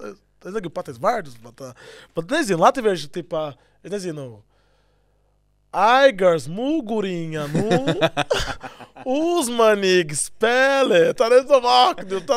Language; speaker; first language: Latvian; non-native, learner; Portuguese